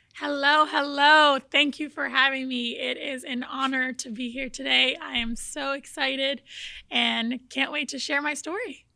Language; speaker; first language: English; early bilingual, other home language; Portuguese